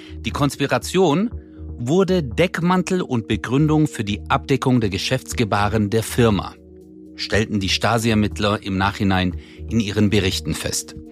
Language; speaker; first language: German; early bilingual, other home language; Turkish